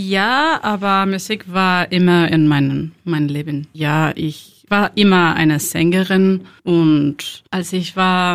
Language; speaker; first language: German; non-native, learner; Spanish